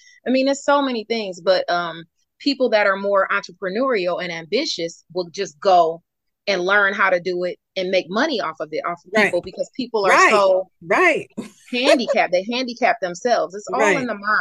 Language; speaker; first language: English; native; English